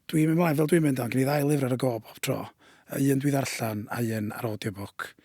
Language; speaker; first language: Welsh; native; Welsh